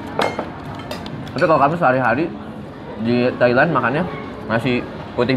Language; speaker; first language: Indonesian; native; Indonesian